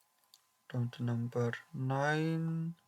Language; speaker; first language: English; non-native, fluent; Polish